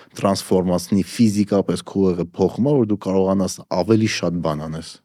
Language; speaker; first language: Armenian; native; Armenian